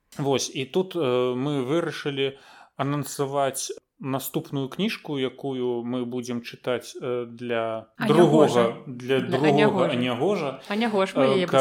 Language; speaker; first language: Belarusian; native; Belarusian